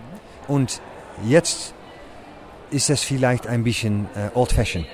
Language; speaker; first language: German; non-native, learner; Dutch